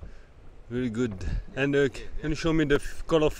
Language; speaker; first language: English; non-native, learner; French